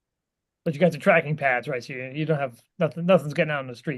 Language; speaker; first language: English; native; English